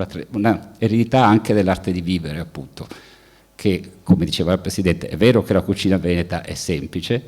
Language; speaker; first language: Italian; native; Italian